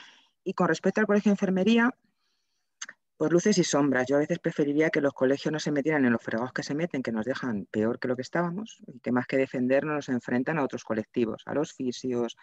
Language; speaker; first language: Spanish; native; Spanish